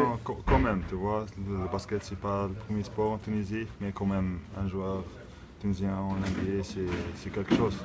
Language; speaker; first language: French; non-native, local second language; Arabic